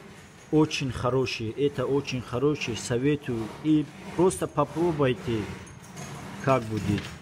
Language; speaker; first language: Russian; non-native, fluent; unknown